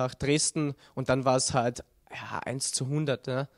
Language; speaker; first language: German; native; German